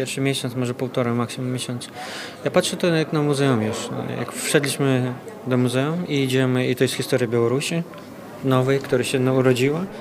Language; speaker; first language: Polish; non-native, fluent; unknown